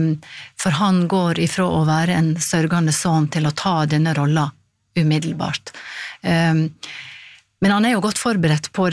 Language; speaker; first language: Norwegian; native; Norwegian